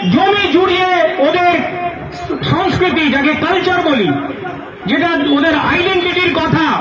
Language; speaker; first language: Bangla; non-native, local second language; Hindi